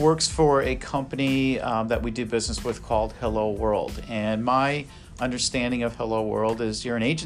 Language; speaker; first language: English; native; English